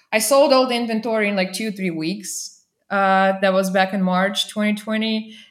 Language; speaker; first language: English; non-native, fluent; Russian